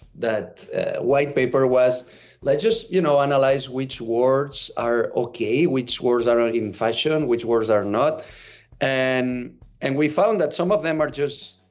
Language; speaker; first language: English; non-native, fluent; Spanish